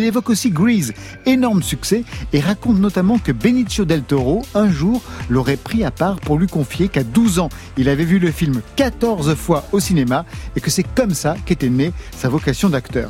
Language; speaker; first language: French; native; French